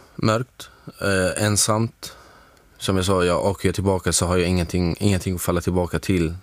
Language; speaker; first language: Swedish; non-native, fluent; Arabic